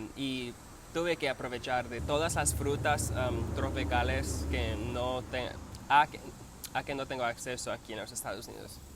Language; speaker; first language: Spanish; non-native, learner; English